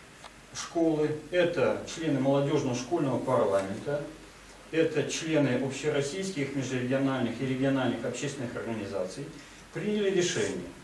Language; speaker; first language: Russian; native; Russian